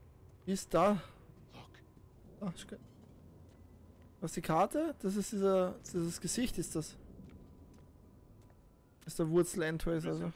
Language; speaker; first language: German; native; German